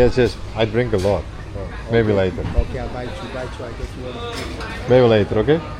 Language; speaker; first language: English; non-native, learner; Turkish